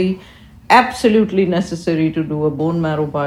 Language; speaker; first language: English; non-native, local second language; Urdu